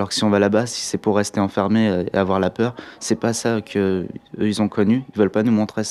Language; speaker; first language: French; early bilingual, other home language; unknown